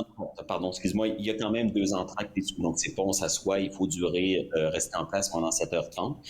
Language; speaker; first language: French; native; French